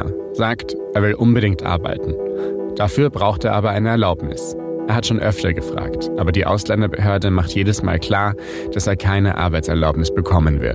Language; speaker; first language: German; native; German